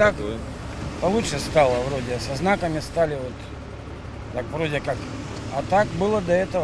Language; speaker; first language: Russian; native; Russian